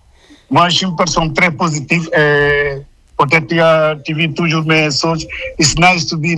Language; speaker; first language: French; non-native, local second language; Wolof